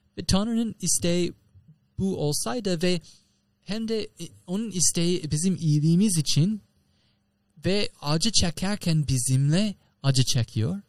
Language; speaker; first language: Turkish; non-native, fluent; English